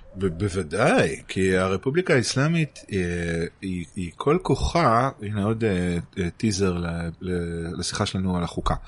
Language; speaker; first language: Hebrew; native; Hebrew